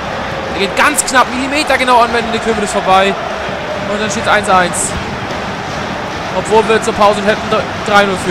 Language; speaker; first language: German; native; German